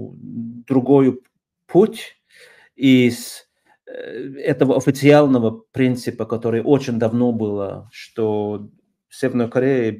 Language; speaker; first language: Russian; non-native, fluent; Norwegian